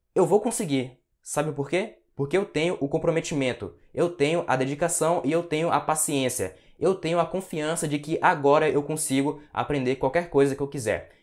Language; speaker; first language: Portuguese; native; Portuguese